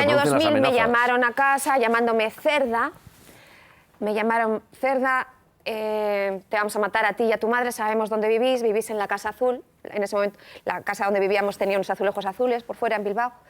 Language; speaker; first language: Spanish; native; Spanish